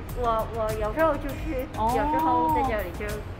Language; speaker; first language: Chinese; non-native, learner; Vietnamese